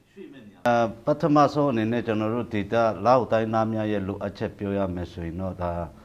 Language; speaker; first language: Burmese; non-native, local second language; Lahu